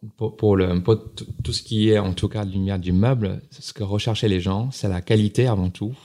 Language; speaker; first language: French; non-native, fluent; Chinese